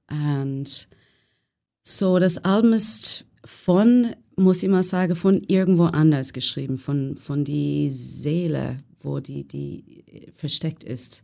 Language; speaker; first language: German; non-native, learner; English